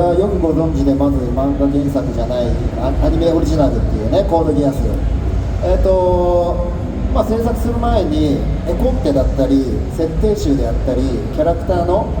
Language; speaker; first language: Japanese; native; Japanese